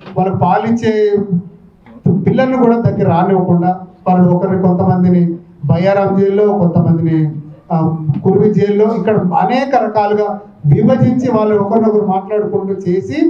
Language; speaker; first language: Telugu; native; Telugu